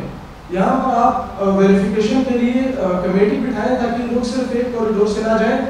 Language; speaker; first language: Urdu; non-native, local second language; Pashto